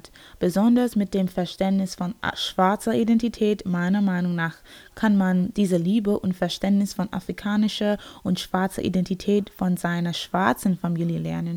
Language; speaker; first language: German; non-native, learner; English